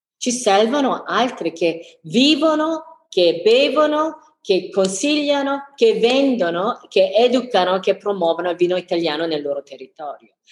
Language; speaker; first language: Italian; non-native, fluent; English